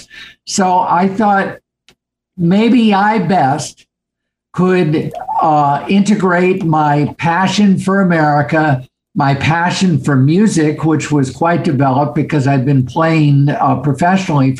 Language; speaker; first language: English; native; English